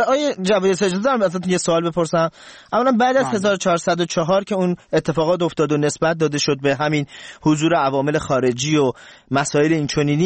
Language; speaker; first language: Persian; native; Persian